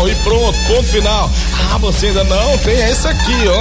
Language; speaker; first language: Portuguese; native; Portuguese